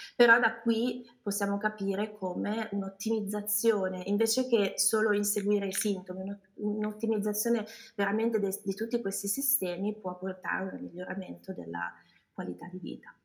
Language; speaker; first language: Italian; native; Italian